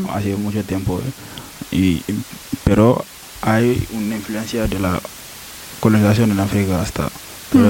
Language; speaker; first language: Spanish; non-native, learner; Wolof